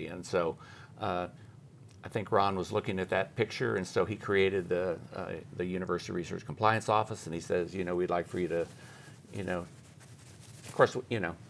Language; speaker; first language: English; native; English